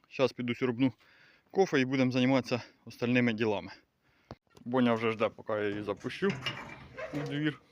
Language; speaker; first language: Ukrainian; native; Ukrainian